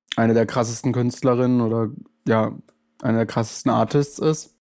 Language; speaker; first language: German; native; German